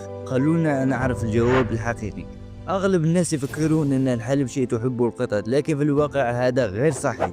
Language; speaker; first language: Arabic; native; Arabic